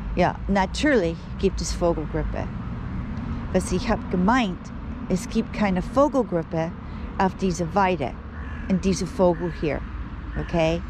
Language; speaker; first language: German; non-native, learner; English